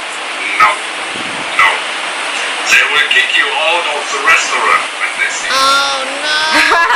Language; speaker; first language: English; non-native, fluent; German